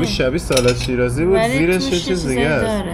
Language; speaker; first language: Persian; native; Persian